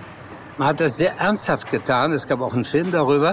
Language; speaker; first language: German; native; German